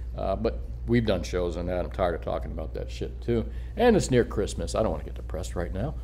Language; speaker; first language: English; native; English